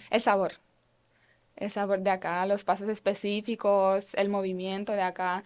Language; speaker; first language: Spanish; non-native, fluent; Romanian